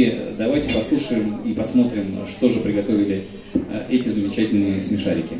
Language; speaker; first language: Russian; native; Russian